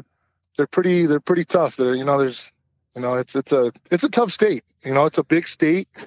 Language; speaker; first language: English; native; English